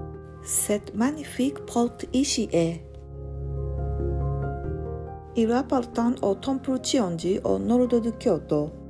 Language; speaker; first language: French; non-native, learner; Japanese